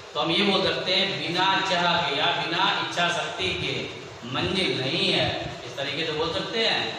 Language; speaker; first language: Hindi; native; Hindi